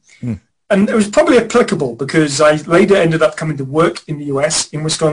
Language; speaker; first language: English; native; English